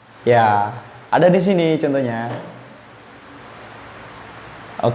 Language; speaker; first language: Indonesian; native; Indonesian